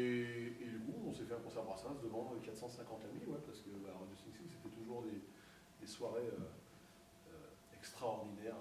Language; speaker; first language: French; native; French